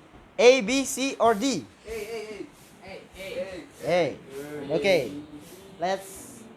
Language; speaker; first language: English; non-native, learner; Indonesian